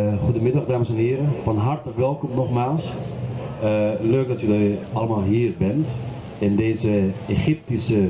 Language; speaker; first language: Dutch; non-native, fluent; Arabic